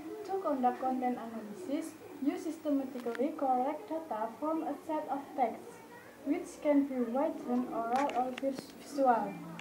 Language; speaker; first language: English; non-native, learner; Indonesian